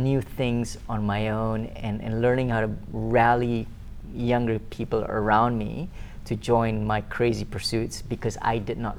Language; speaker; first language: English; non-native, local second language; Malay